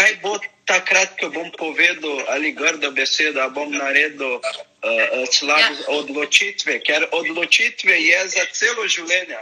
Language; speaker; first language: Slovenian; non-native, learner; Portuguese